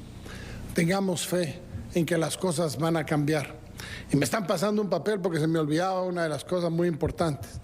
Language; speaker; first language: Spanish; native; Spanish